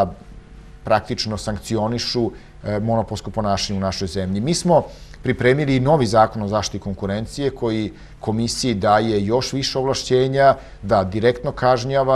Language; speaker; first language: Serbian; native; Serbian